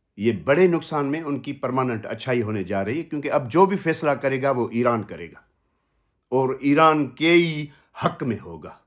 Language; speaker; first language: Urdu; non-native, local second language; Sindhi